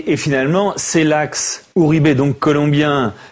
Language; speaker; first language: French; native; French